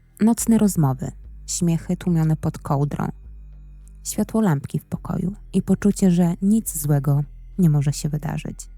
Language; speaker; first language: Polish; native; Polish